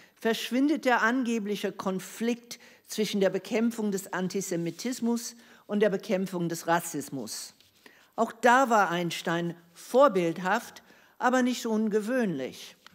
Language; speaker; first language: German; non-native, fluent; English